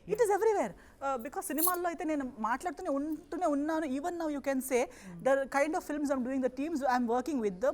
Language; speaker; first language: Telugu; non-native, fluent; Konkani